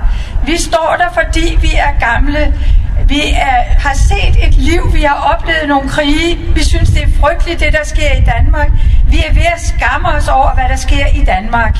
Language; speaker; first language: Danish; native; Danish